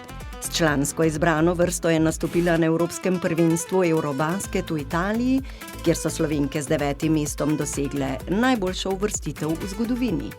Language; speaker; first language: Slovenian; native; Slovenian